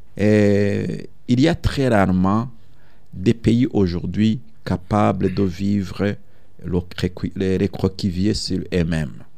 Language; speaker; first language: French; non-native, local second language; Rundi